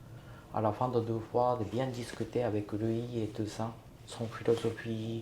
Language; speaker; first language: French; non-native, learner; Japanese